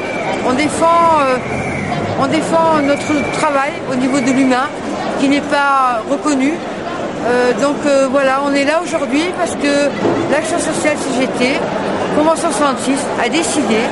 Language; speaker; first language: French; native; French